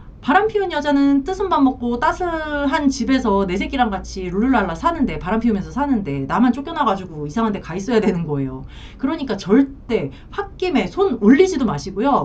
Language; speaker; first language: Korean; native; Korean